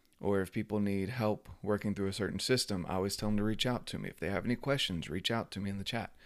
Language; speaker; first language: English; native; English